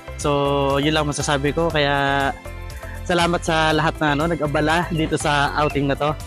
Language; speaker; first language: Filipino; native; Filipino